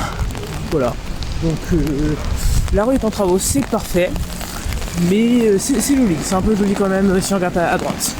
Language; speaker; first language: French; native; French